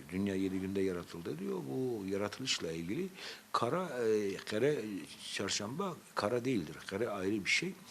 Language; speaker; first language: Turkish; non-native, local second language; Zaza